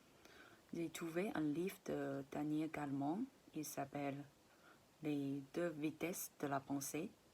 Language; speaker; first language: French; non-native, fluent; Chinese